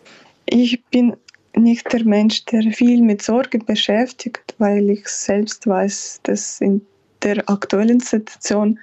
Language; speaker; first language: German; non-native, fluent; Ukrainian